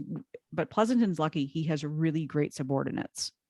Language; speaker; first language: English; native; English